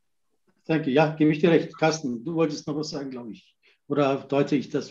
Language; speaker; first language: German; native; German